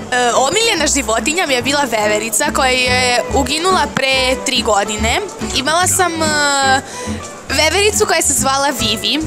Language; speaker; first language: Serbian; early bilingual, heritage; Serbian